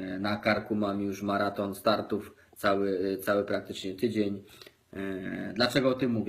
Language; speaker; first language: Polish; native; Polish